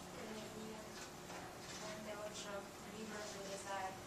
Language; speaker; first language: Spanish; non-native, learner; English